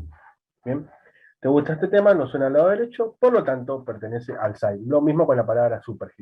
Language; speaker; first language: Spanish; native; Spanish